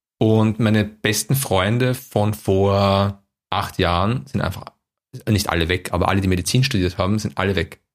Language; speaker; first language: German; native; German